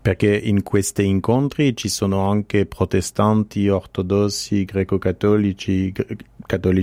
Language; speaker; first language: Italian; non-native, fluent; French